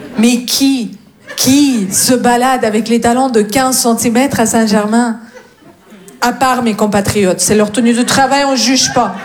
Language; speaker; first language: French; non-native, fluent; Russian